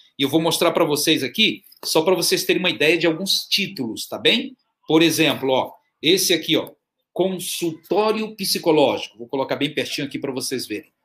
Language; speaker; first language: Portuguese; native; Portuguese